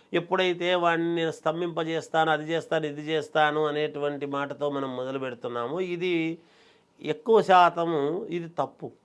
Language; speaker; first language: Telugu; native; Telugu